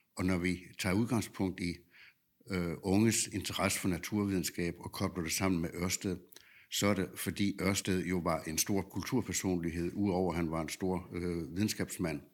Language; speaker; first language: Danish; native; Danish